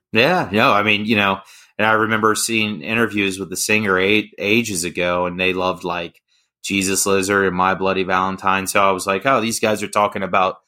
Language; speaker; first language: English; native; English